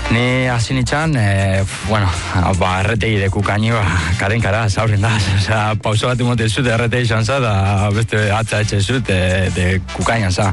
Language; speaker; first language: Basque; native; Basque